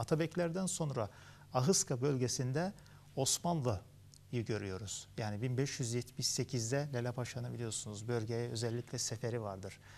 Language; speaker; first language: Turkish; early bilingual, heritage; Turkish